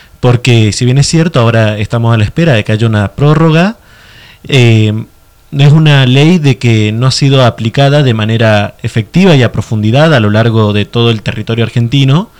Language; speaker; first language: Spanish; native; Spanish